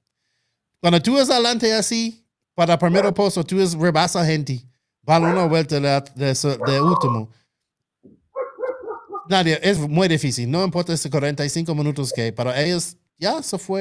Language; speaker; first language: Spanish; non-native, local second language; English